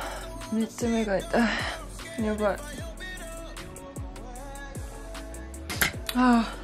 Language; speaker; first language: Japanese; native; Japanese